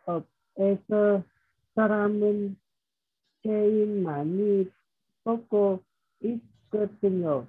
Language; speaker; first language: Korean; non-native, learner; Vietnamese